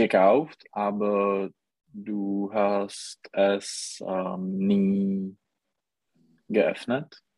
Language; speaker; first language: German; non-native, learner; Czech